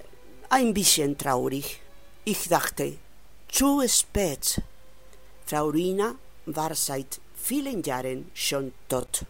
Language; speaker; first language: German; non-native, fluent; Spanish